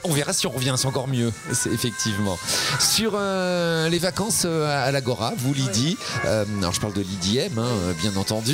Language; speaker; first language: French; native; French